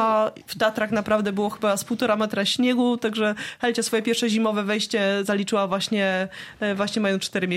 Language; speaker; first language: Polish; native; Polish